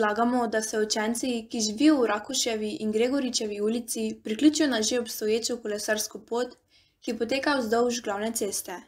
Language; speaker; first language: Slovenian; native; Slovenian